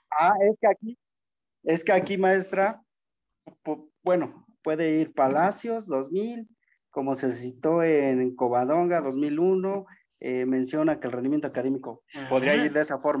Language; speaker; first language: Spanish; native; Spanish